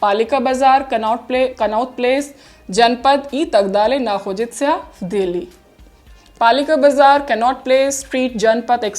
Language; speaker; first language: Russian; non-native, fluent; Hindi